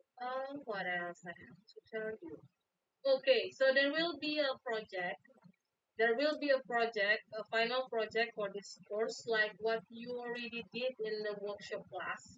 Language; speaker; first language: English; non-native, fluent; Indonesian